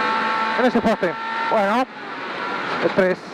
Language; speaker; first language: Spanish; native; Spanish